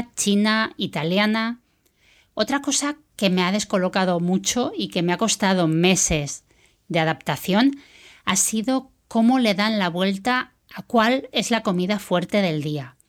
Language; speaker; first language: Spanish; native; Spanish